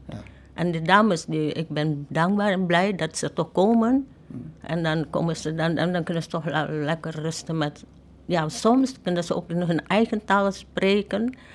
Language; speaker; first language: Dutch; non-native, fluent; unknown